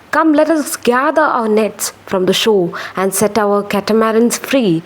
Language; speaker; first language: English; non-native, local second language; Malayalam